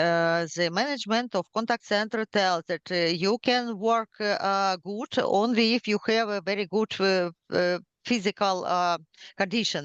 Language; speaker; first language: English; non-native, learner; Ukrainian